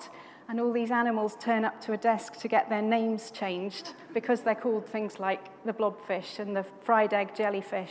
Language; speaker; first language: English; native; English